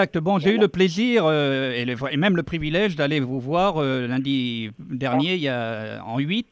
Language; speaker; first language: French; non-native, fluent; Spanish